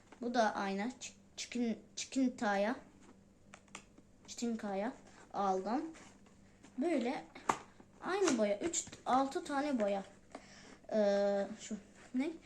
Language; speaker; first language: Turkish; non-native, learner; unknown